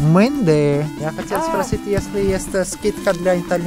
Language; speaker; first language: Russian; non-native, learner; Italian